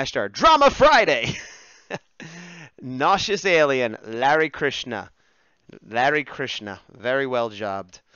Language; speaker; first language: English; native; English